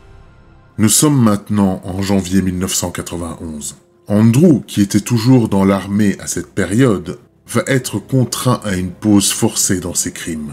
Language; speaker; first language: French; native; French